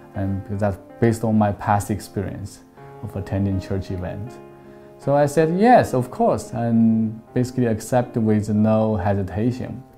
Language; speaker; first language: English; non-native, fluent; Chinese